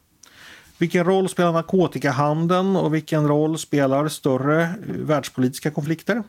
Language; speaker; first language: Swedish; native; Swedish